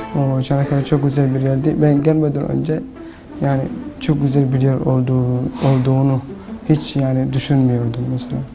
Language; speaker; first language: Turkish; non-native, learner; Somali